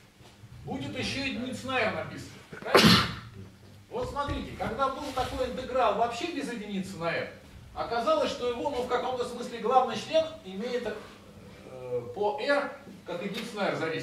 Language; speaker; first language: Russian; native; Russian